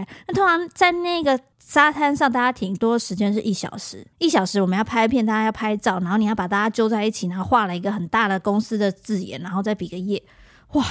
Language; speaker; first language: Chinese; native; Chinese